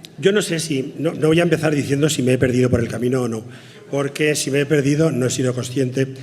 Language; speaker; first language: Spanish; native; Spanish